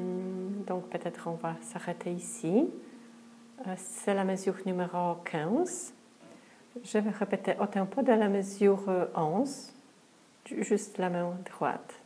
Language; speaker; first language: French; non-native, fluent; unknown